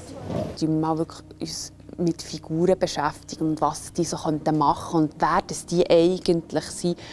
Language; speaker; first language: German; native; German